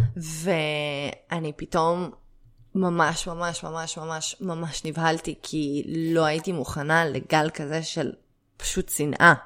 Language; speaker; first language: Hebrew; early bilingual, other home language; Russian